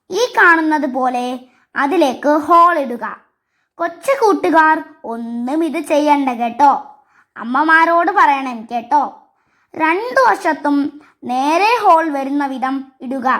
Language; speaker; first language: Malayalam; native; Malayalam